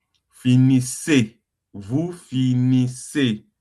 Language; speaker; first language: French; non-native, learner; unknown